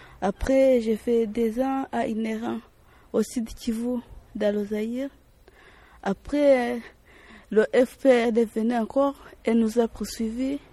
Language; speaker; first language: French; non-native, local second language; Kinyarwanda